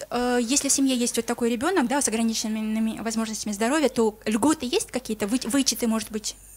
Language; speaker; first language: Russian; non-native, local second language; Kyrgyz